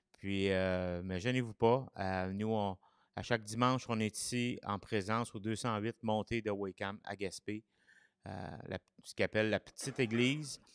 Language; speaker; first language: French; native; French